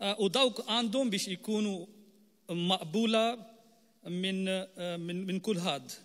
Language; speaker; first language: Maltese; non-native, fluent; Urdu